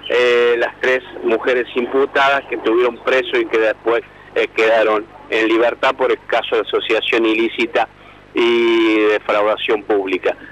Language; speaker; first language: Spanish; native; Spanish